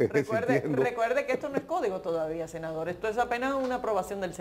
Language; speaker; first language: Spanish; native; Spanish